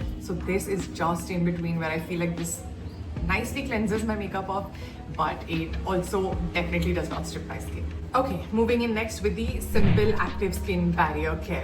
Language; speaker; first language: English; native; English